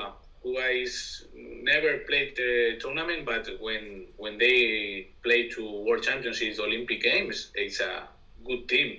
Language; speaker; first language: English; non-native, learner; Spanish